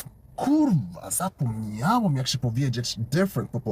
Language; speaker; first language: Polish; non-native, learner; English